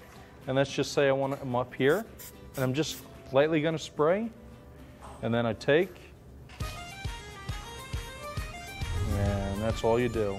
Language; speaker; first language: English; native; English